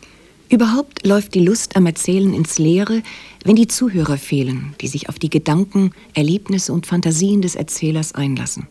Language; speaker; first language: German; native; German